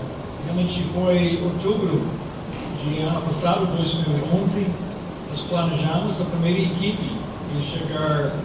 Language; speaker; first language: Portuguese; non-native, fluent; English